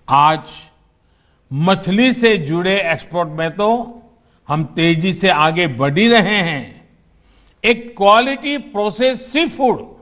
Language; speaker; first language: Hindi; non-native, local second language; Gujarati